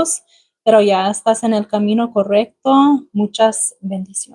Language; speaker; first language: Spanish; non-native, learner; English